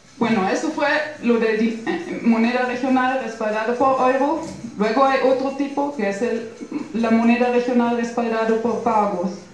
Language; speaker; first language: Spanish; non-native, fluent; German